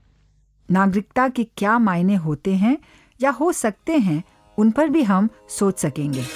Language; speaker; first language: Hindi; native; Hindi